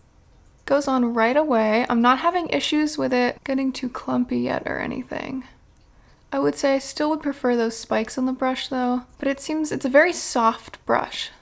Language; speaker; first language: English; native; English